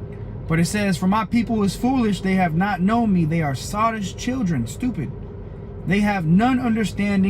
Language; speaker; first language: English; native; English